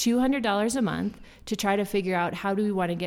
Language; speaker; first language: English; native; English